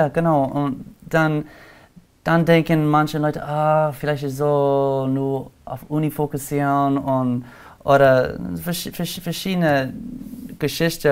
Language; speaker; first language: German; non-native, learner; English